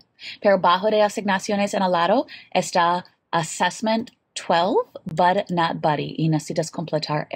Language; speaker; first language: Spanish; non-native, fluent; English